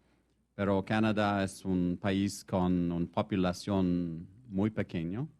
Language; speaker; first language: Spanish; non-native, fluent; French